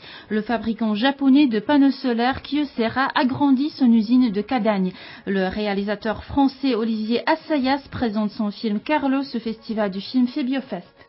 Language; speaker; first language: French; native; French